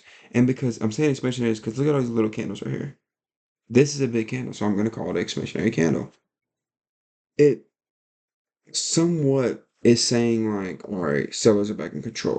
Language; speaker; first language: English; native; English